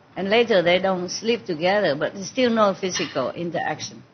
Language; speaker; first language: English; non-native, fluent; Vietnamese